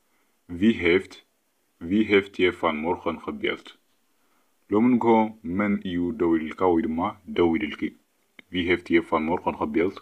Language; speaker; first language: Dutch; non-native, fluent; Tigrinya